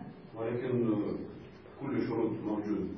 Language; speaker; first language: Arabic; non-native, learner; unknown